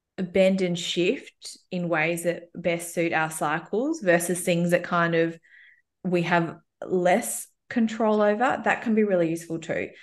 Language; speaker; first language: English; native; English